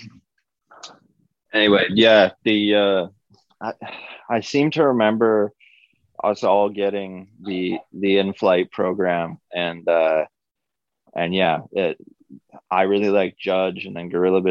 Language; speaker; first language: English; native; English